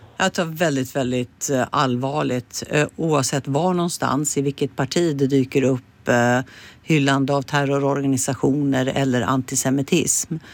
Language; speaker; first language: Swedish; native; Swedish